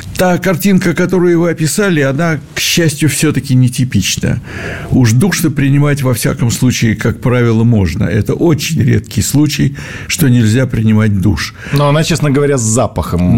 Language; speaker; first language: Russian; native; Russian